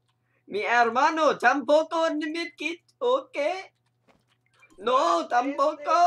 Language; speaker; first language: Spanish; non-native, learner; English